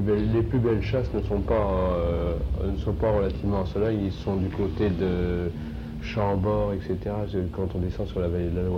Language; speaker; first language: French; native; French